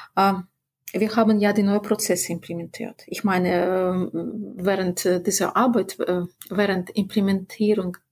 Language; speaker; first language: German; non-native, fluent; Russian